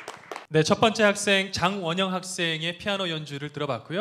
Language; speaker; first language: Korean; native; Korean